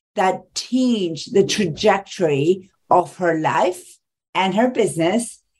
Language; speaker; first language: English; non-native, fluent; Spanish